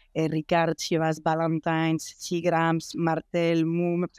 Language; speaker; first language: Spanish; non-native, fluent; French